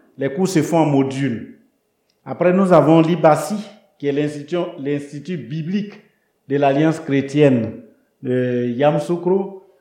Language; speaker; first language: French; non-native, local second language; Baoulé